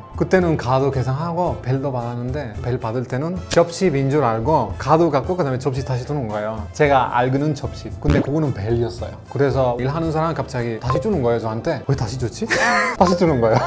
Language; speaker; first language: Korean; non-native, fluent; Spanish